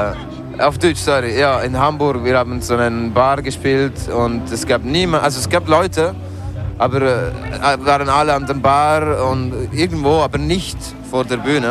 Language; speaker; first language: German; non-native, fluent; French